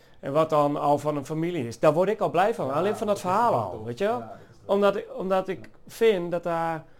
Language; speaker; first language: Dutch; native; Dutch